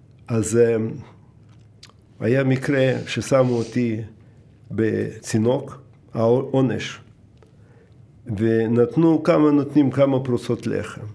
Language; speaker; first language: Hebrew; non-native, fluent; Russian